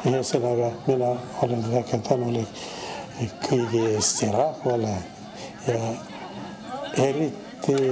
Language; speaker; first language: Estonian; non-native, fluent; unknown